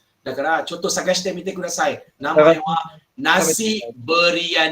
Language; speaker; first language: Japanese; non-native, fluent; Malay